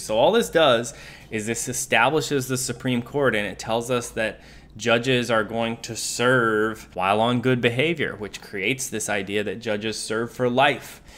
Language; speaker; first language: English; native; English